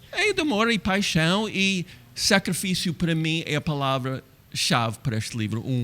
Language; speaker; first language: Portuguese; non-native, fluent; English